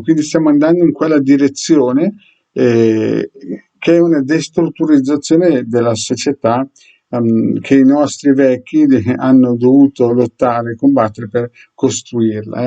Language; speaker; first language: Italian; native; Italian